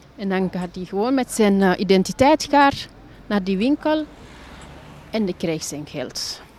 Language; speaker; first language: Dutch; non-native, fluent; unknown